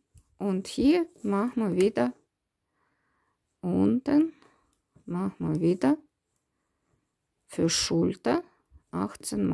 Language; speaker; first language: German; non-native, fluent; Russian